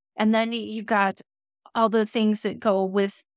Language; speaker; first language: English; native; English